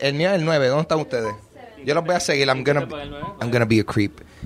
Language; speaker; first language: Spanish; native; Spanish